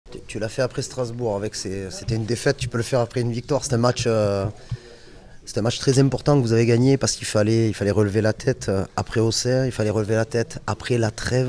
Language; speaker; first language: French; native; French